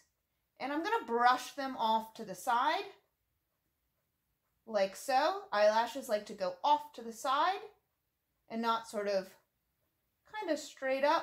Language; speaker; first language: English; native; English